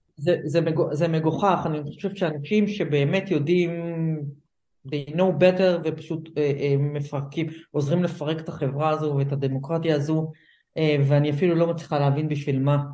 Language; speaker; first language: Hebrew; native; Hebrew